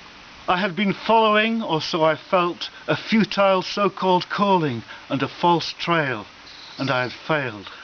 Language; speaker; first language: English; native; English